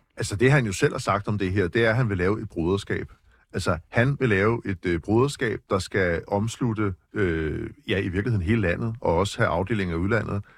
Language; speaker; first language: Danish; native; Danish